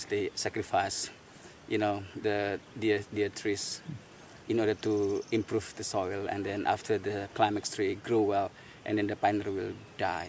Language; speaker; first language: English; non-native, fluent; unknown